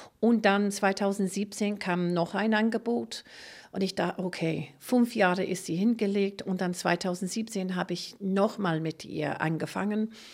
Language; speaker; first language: German; non-native, fluent; English